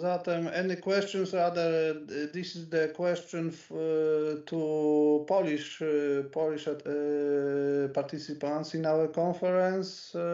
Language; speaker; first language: English; non-native, learner; Polish